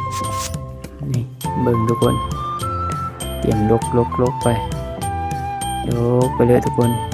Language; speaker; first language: Thai; non-native, local second language; Northeastern Thai